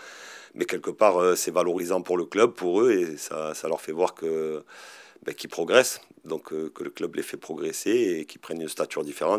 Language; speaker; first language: French; native; French